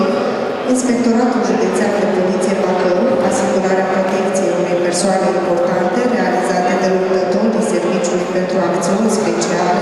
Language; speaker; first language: Romanian; native; Romanian